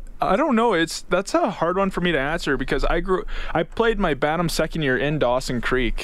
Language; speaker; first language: English; native; English